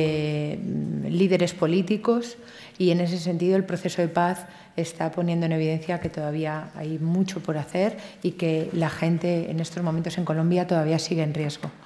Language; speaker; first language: Spanish; native; Spanish